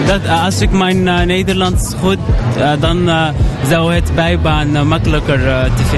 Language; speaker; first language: Dutch; non-native, learner; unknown